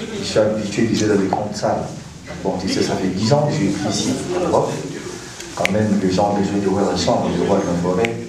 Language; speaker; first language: French; non-native, local second language; Lingala